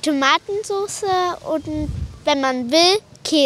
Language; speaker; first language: German; native; German